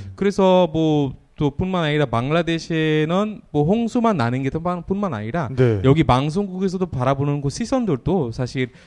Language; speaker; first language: Korean; non-native, fluent; Bangla